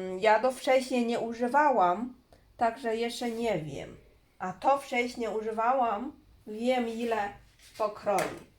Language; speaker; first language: Polish; non-native, learner; Chinese